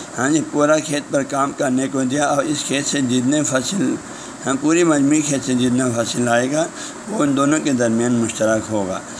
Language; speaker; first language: Urdu; non-native, local second language; Balti